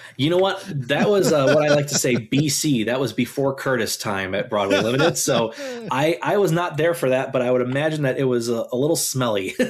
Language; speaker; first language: English; native; English